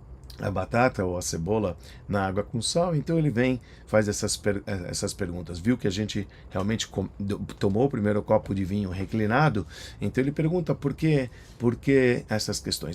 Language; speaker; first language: Portuguese; native; Portuguese